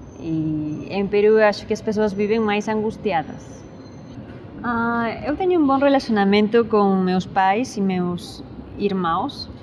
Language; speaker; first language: Portuguese; non-native, fluent; Spanish